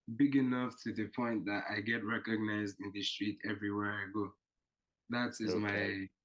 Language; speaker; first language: English; non-native, local second language; Yoruba